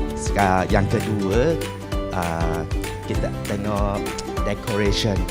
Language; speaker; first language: Malay; native; Malay